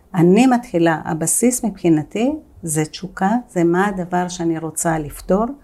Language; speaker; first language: Hebrew; non-native, fluent; Spanish